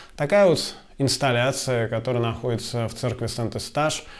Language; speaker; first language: Russian; native; Russian